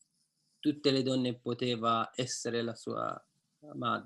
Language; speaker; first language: Italian; non-native, fluent; Persian